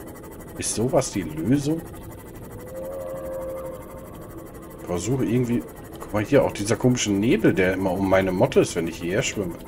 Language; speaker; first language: German; native; German